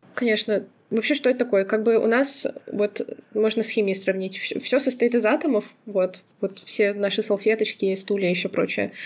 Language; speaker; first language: Russian; non-native, local second language; Azerbaijani